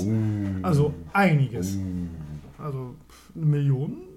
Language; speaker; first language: German; native; German